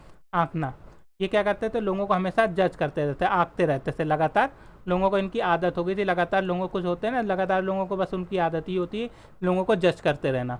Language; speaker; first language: Hindi; native; Hindi